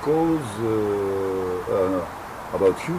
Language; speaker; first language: English; non-native, learner; Japanese